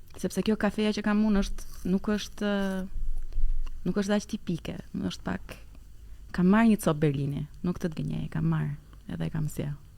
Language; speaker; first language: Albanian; early bilingual, heritage; Albanian